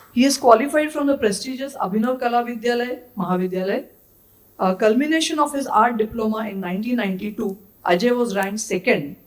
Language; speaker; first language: English; non-native, local second language; Marathi